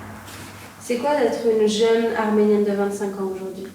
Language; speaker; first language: French; native; French